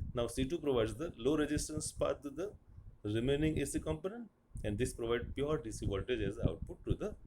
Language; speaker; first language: English; non-native, local second language; Gujarati